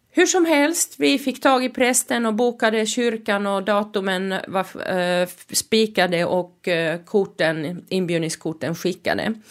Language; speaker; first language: Swedish; non-native, local second language; Finnish